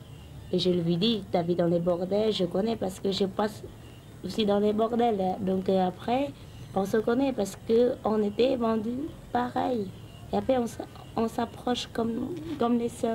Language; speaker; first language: French; non-native, learner; Khmer